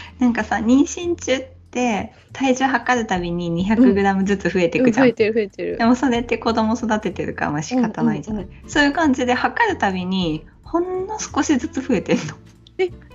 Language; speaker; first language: Japanese; native; Japanese